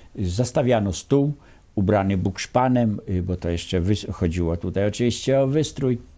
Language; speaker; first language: Polish; native; Polish